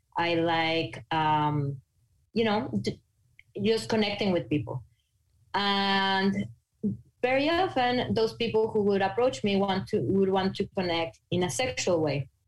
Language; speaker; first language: English; non-native, fluent; Spanish